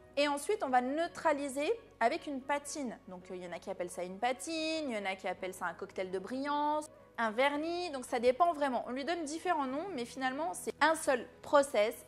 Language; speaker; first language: French; early bilingual, other home language; Arabic